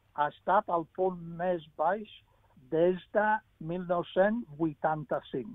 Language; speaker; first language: Catalan; non-native, fluent; English